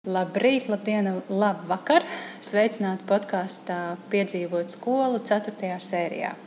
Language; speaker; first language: Latvian; native; Latvian